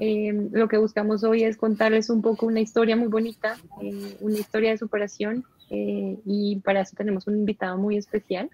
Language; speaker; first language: Spanish; native; Spanish